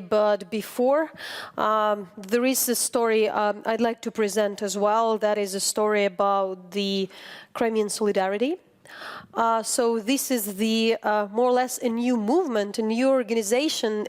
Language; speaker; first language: English; non-native, fluent; Ukrainian